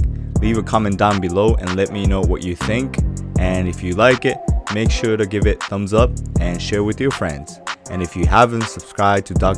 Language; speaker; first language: English; non-native, fluent; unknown